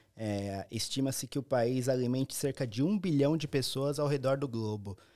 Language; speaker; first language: Portuguese; native; Portuguese